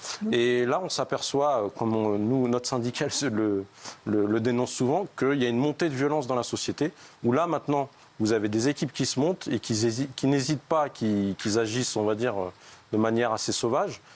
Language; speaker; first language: French; native; French